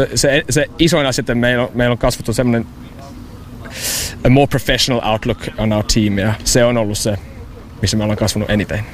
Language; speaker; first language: Finnish; non-native, fluent; English